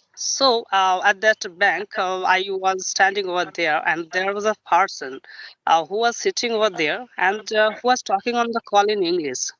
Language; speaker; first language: English; non-native, local second language; Bangla